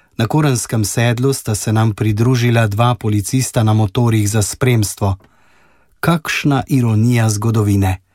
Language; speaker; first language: Slovenian; native; Slovenian